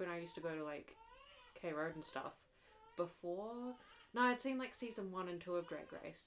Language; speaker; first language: English; native; English